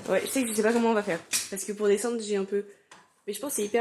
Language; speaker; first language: French; native; French